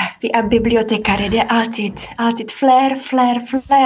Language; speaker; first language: Swedish; non-native, fluent; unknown